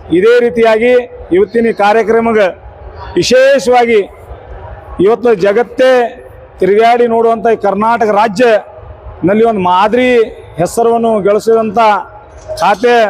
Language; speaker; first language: Kannada; non-native, local second language; Lambadi